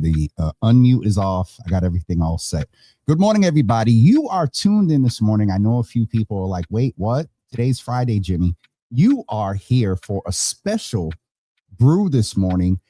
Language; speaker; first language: English; native; English